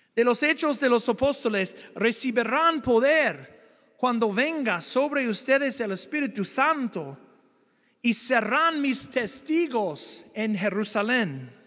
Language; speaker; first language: Spanish; non-native, fluent; English